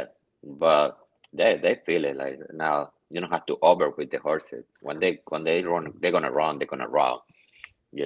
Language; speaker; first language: English; non-native, learner; Spanish